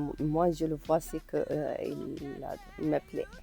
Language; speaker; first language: French; non-native, learner; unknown